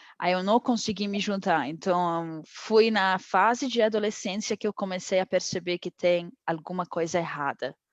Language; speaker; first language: Portuguese; non-native, fluent; Arabic